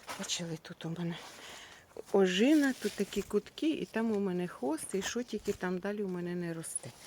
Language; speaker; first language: Ukrainian; native; Ukrainian